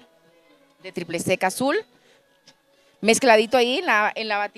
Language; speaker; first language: Spanish; native; Spanish